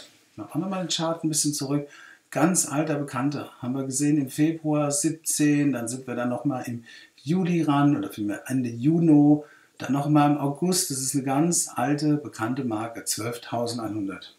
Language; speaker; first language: German; native; German